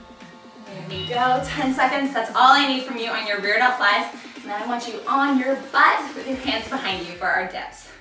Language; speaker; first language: English; native; English